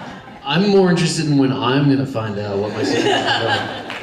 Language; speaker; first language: English; native; English